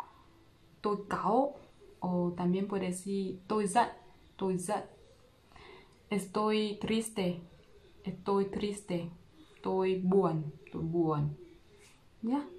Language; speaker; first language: Spanish; non-native, learner; Vietnamese